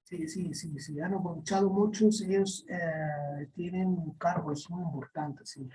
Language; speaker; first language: Spanish; non-native, fluent; Arabic